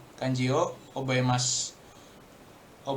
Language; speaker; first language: Japanese; non-native, learner; Indonesian